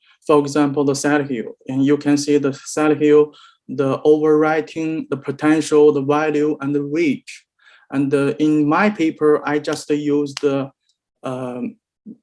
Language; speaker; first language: English; non-native, learner; Chinese